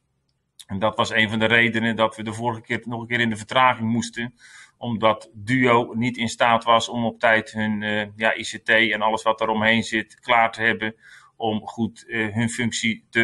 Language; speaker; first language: Dutch; native; Dutch